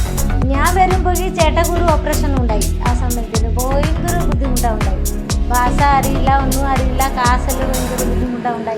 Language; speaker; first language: Malayalam; non-native, local second language; Bangla